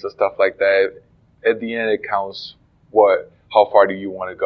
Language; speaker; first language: English; non-native, fluent; German